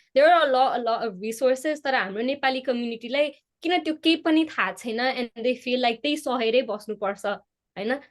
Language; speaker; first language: Nepali; early bilingual, heritage; Nepali